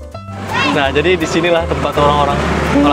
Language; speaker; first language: Indonesian; native; Indonesian